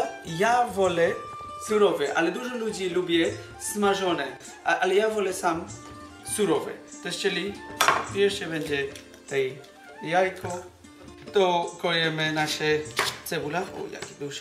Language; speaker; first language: Polish; non-native, learner; Bangla